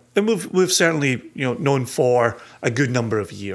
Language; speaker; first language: English; native; English